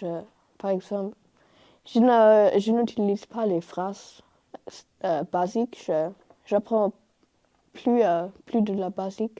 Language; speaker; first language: French; non-native, learner; German